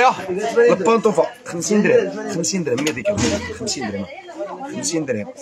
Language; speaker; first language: Arabic; native; Arabic